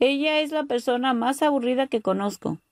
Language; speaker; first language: Spanish; native; Spanish